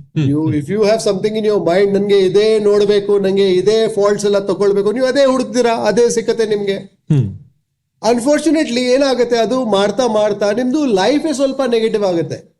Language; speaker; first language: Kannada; non-native, local second language; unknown